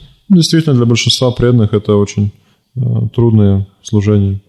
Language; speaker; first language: Russian; native; Russian